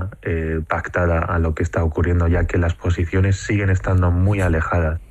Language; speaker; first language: Spanish; native; Spanish